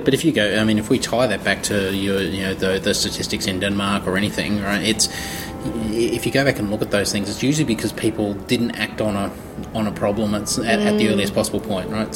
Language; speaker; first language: English; native; English